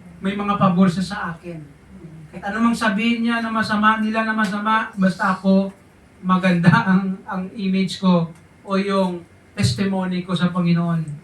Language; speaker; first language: Filipino; non-native, local second language; Hiligaynon